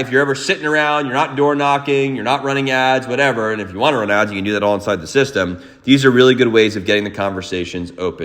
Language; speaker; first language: English; native; English